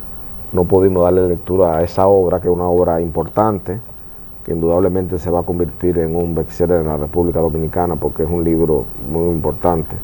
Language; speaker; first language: Spanish; native; Spanish